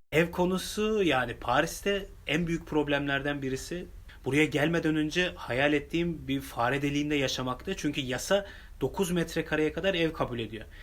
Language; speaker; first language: Turkish; native; Turkish